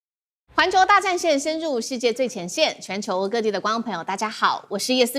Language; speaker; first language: Chinese; native; Chinese